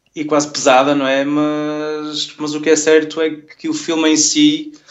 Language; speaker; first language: Portuguese; native; Portuguese